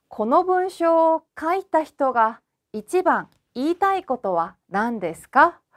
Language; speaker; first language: Japanese; non-native, fluent; Korean